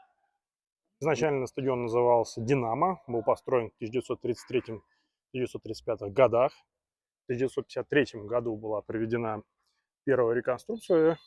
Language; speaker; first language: Russian; native; Russian